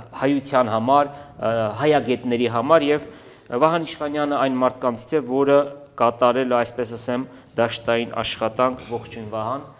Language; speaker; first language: Armenian; native; Armenian